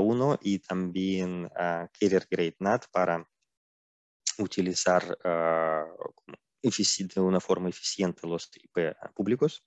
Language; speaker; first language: Spanish; non-native, fluent; Russian